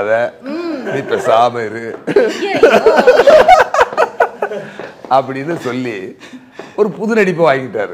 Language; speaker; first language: Tamil; native; Tamil